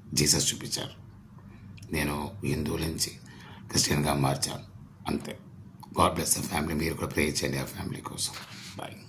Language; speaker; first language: Telugu; non-native, learner; Tamil